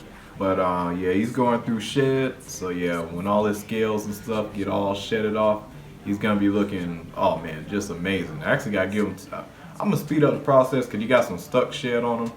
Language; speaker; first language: English; native; English